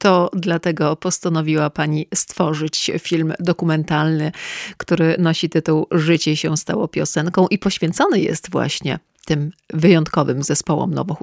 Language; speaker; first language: Polish; native; Polish